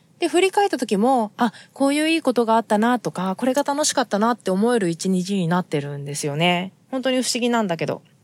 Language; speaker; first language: Japanese; native; Japanese